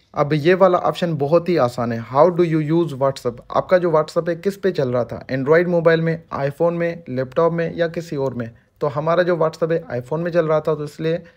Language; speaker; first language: Urdu; non-native, local second language; Sindhi